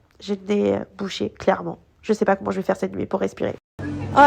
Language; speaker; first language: French; native; French